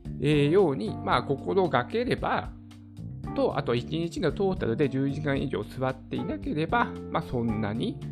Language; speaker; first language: Japanese; native; Japanese